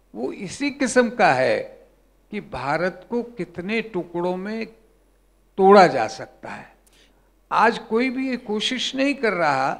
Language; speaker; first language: Hindi; native; Hindi